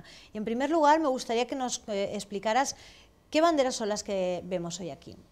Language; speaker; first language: Spanish; native; Spanish